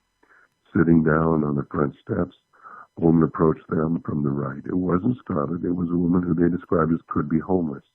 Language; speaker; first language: English; native; English